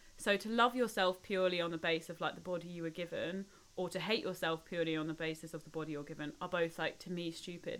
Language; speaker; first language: English; native; English